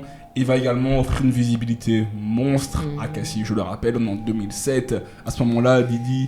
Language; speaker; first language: French; native; French